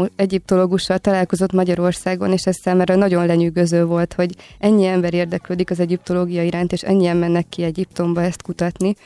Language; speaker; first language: Hungarian; native; Hungarian